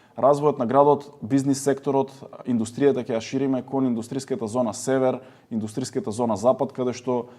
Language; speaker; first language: Macedonian; native; Macedonian